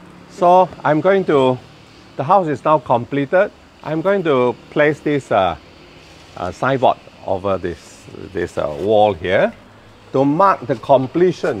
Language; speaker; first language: English; non-native, local second language; Chinese